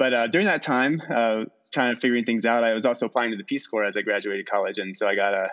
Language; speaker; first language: English; native; English